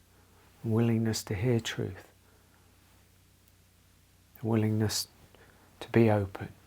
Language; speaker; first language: English; native; English